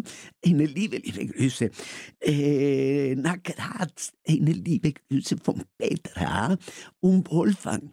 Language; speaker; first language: German; non-native, learner; Spanish